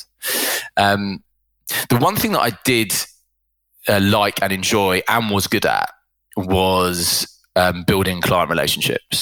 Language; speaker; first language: English; native; English